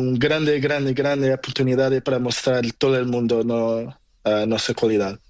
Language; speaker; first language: Spanish; non-native, learner; Portuguese